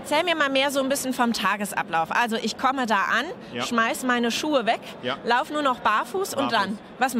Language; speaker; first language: German; native; German